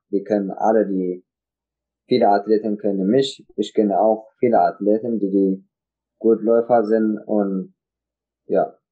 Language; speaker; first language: German; non-native, learner; Tigrinya